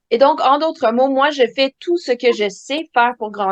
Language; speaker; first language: French; native; French